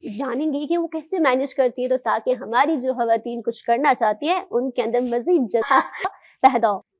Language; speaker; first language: Urdu; native; Urdu